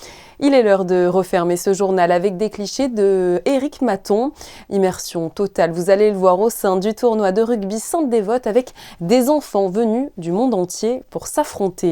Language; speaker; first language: French; native; French